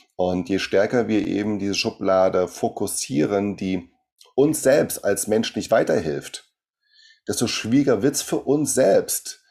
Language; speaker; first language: German; early bilingual, other home language; Portuguese